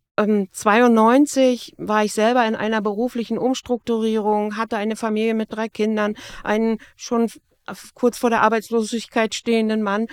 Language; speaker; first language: German; native; German